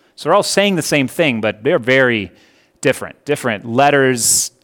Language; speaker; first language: English; native; English